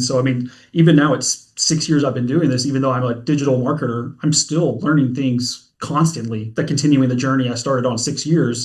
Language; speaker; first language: English; native; English